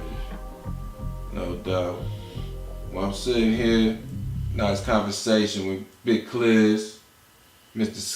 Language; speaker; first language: English; native; English